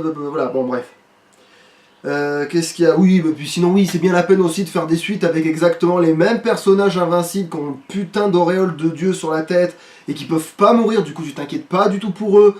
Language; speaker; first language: French; native; French